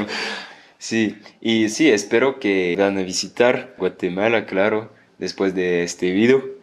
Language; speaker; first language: Spanish; non-native, fluent; French